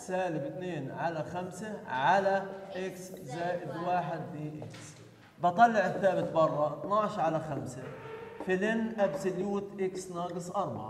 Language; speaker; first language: Arabic; native; Arabic